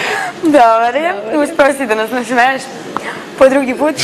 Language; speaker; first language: Croatian; native; Croatian